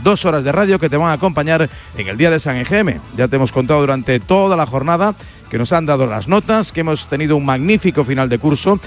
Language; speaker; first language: Spanish; native; Spanish